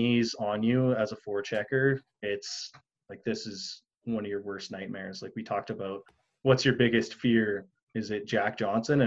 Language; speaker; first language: English; native; English